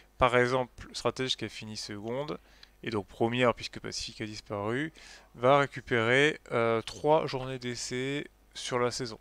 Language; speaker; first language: French; native; French